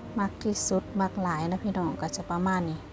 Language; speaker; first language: Thai; non-native, local second language; Northeastern Thai